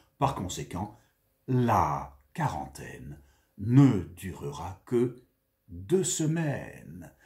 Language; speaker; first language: French; native; French